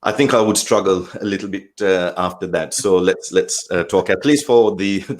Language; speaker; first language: English; non-native, local second language; Sinhala